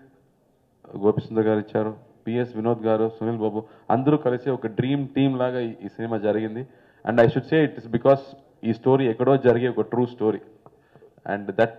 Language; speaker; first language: Telugu; non-native, learner; Tamil